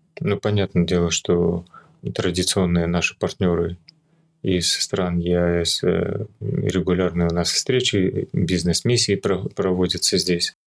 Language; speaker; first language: Russian; early bilingual, other home language; Armenian